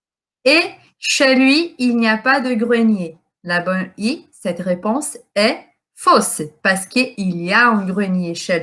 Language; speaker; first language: French; non-native, fluent; Portuguese